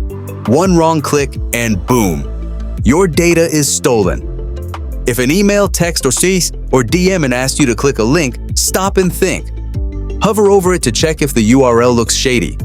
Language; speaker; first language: English; native; English